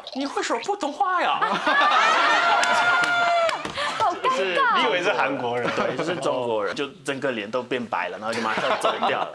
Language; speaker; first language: Chinese; non-native, fluent; Portuguese